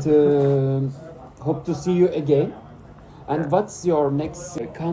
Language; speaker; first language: English; non-native, learner; Turkish